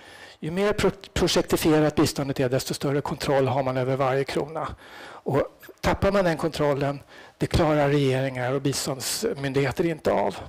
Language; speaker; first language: Swedish; native; Swedish